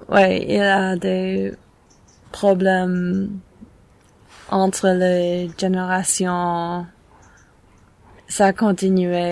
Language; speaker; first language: French; non-native, learner; English